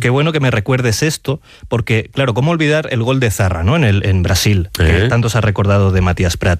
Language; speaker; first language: Spanish; native; Spanish